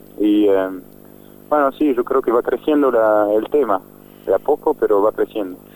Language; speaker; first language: Spanish; non-native, fluent; French